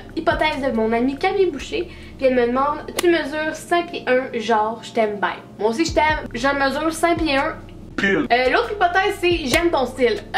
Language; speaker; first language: French; native; French